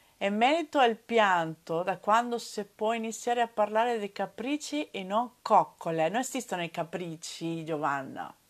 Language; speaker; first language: Italian; non-native, fluent; Spanish